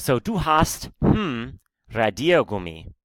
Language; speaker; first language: German; non-native, fluent; English